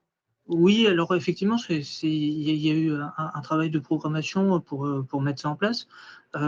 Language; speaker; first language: French; native; French